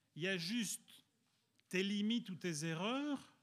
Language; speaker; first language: French; early bilingual, other home language; Italian